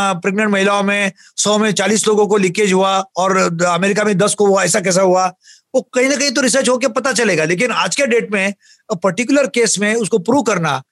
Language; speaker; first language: Hindi; native; Hindi